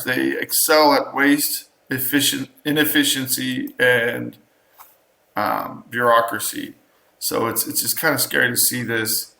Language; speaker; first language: English; native; English